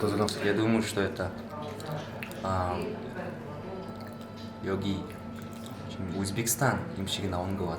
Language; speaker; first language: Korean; non-native, fluent; Mongolian